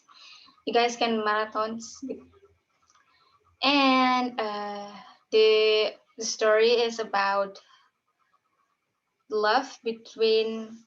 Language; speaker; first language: English; non-native, learner; Indonesian